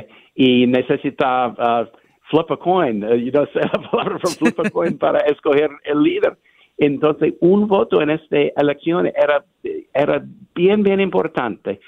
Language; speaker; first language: Spanish; non-native, fluent; English